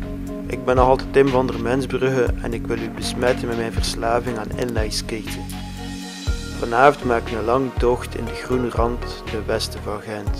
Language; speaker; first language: Dutch; native; Dutch